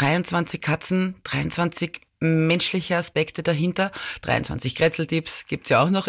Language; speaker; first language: German; native; German